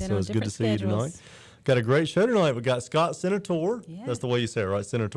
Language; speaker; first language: English; native; English